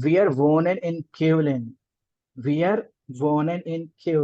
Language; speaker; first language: German; non-native, learner; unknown